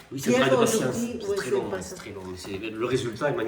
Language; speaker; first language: French; native; French